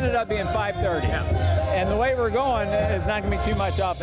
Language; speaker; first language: English; native; English